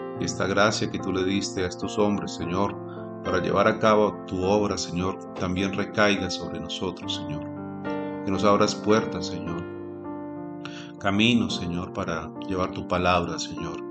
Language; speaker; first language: Spanish; native; Spanish